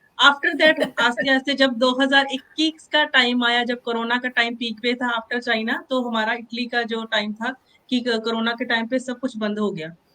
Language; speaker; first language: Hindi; non-native, local second language; Punjabi